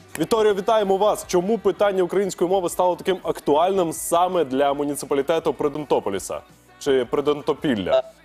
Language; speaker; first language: Ukrainian; native; Ukrainian